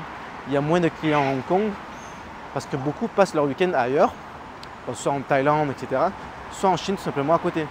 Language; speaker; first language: French; native; French